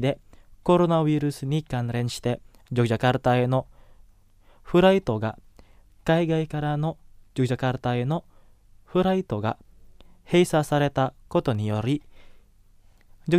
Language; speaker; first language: Japanese; non-native, fluent; Indonesian